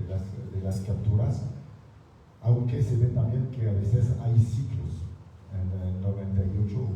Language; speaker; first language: Spanish; non-native, fluent; French